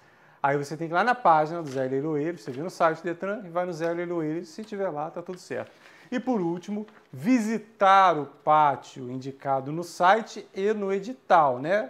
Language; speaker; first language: Portuguese; native; Portuguese